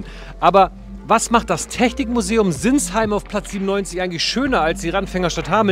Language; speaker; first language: German; native; German